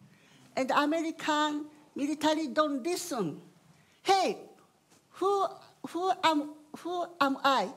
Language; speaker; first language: English; non-native, learner; Japanese